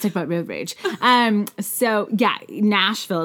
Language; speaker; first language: English; native; English